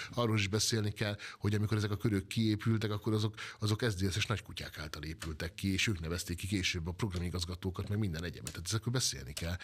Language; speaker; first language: Hungarian; native; Hungarian